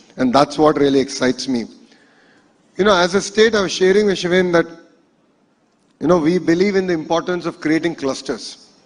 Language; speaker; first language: English; non-native, local second language; Telugu